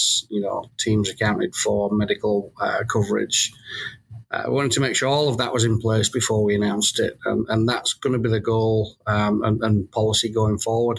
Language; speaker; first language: English; native; English